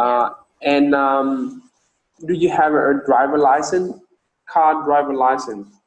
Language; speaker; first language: English; non-native, learner; Vietnamese